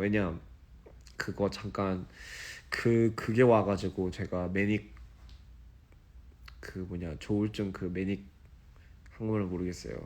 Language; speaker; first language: Korean; early bilingual, heritage; English